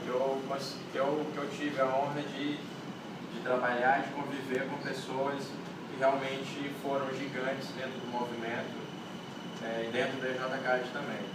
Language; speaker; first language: Portuguese; non-native, local second language; Kabuverdianu